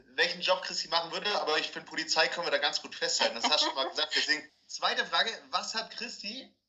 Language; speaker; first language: German; native; German